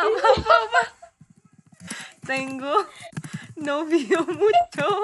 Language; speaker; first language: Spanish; non-native, learner; Indonesian